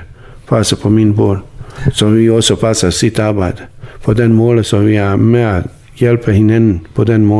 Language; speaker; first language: Danish; non-native, learner; Bosnian